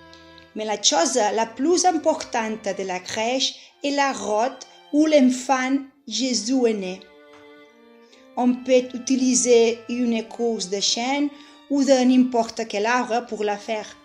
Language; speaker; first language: French; non-native, learner; Catalan